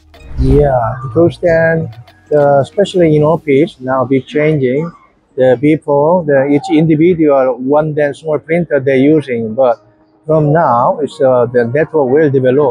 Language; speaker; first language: English; non-native, learner; Korean